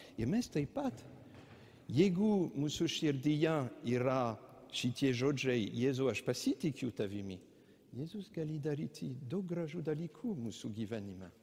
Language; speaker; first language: Lithuanian; non-native, fluent; French